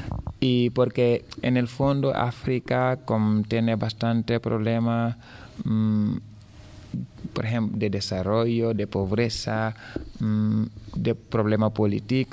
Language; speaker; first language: Spanish; non-native, fluent; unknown